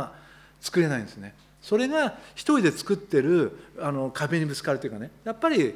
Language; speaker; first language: Japanese; native; Japanese